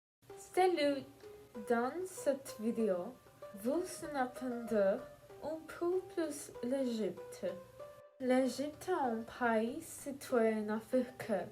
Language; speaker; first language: French; non-native, learner; Portuguese